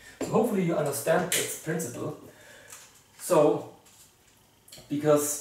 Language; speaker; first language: English; non-native, fluent; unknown